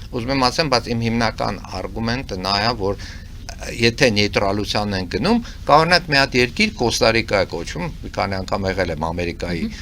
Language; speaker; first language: Armenian; native; Armenian